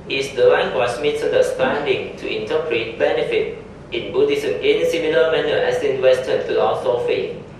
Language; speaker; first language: English; non-native, learner; Thai